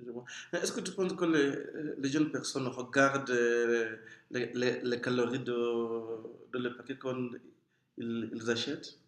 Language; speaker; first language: French; non-native, fluent; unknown